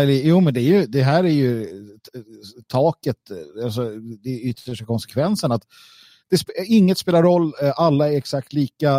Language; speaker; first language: Swedish; native; Swedish